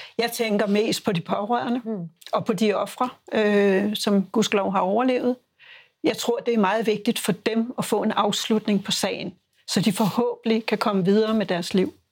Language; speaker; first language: Danish; native; Danish